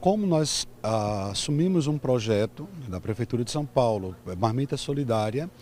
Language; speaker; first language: Portuguese; native; Portuguese